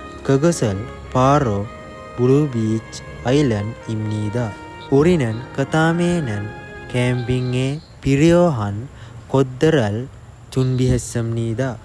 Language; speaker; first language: Korean; non-native, learner; Sinhala